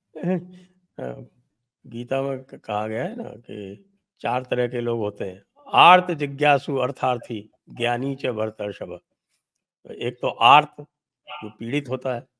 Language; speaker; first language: Hindi; native; Hindi